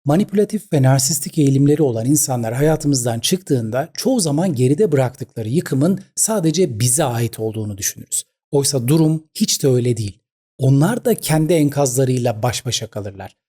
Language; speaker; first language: Turkish; native; Turkish